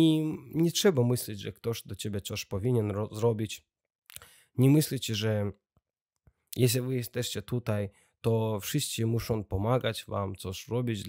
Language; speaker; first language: Polish; non-native, learner; Russian